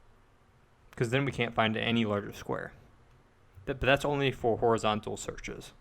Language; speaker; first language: English; native; English